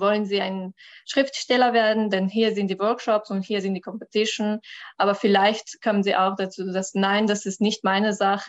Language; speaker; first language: German; non-native, learner; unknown